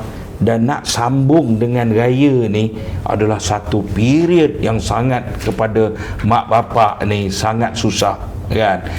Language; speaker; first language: Malay; native; Malay